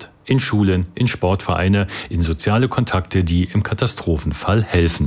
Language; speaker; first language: German; native; German